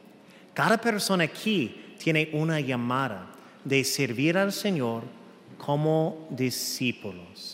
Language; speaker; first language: Spanish; non-native, fluent; English